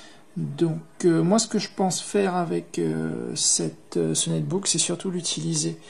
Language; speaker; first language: French; native; French